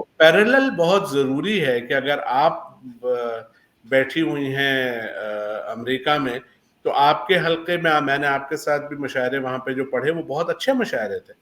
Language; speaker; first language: Urdu; native; Urdu